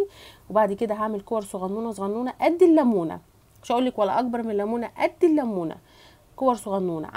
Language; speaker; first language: Arabic; native; Arabic